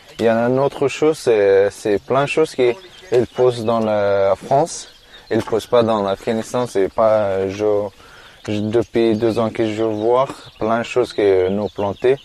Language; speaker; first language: French; non-native, learner; Persian